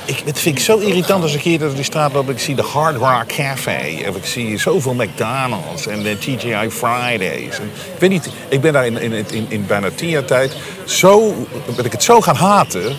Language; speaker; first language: Dutch; native; Dutch